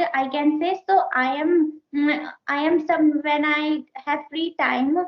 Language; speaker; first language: English; non-native, learner; Hindi